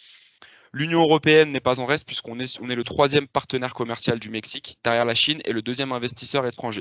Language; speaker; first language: French; native; French